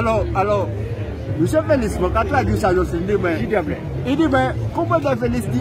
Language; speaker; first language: French; native; French